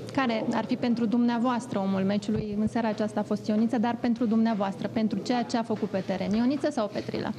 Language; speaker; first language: Romanian; native; Romanian